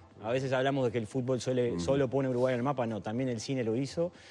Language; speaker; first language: Spanish; native; Spanish